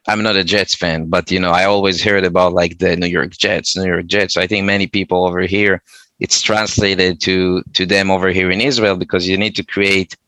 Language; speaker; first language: English; non-native, fluent; Hebrew